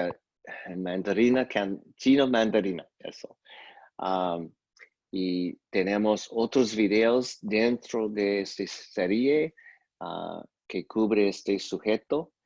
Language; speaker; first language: Spanish; non-native, fluent; English